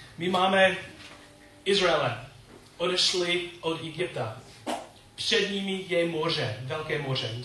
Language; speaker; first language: Czech; non-native, learner; English